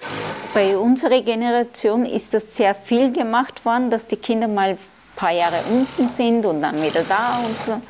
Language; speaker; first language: German; early bilingual, other home language; Turkish